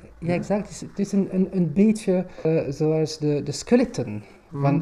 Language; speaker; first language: Dutch; non-native, local second language; French